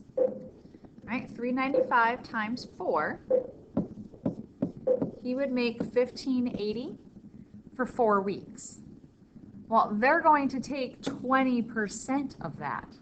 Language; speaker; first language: English; native; English